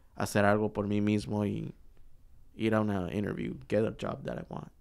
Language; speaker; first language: Spanish; early bilingual, heritage; Spanish